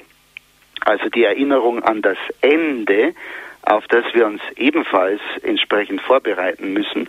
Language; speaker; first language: German; native; German